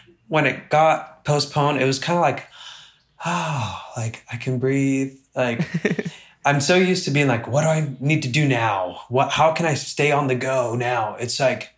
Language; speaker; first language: English; native; English